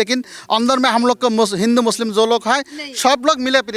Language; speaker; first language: Hindi; non-native, local second language; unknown